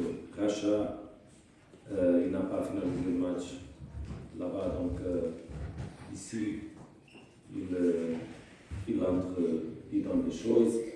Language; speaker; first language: French; non-native, fluent; Portuguese